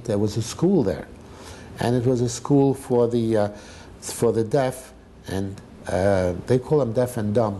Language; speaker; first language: English; non-native, fluent; Hungarian